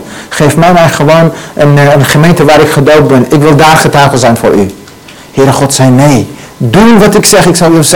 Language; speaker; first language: Dutch; non-native, learner; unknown